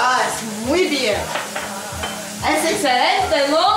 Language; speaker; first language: Spanish; non-native, learner; English